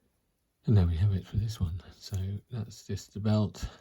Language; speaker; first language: English; native; English